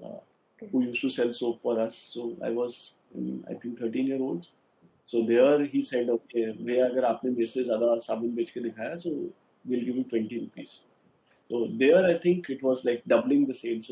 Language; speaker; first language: English; non-native, local second language; Hindi